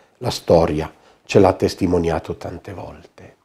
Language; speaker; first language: Italian; native; Italian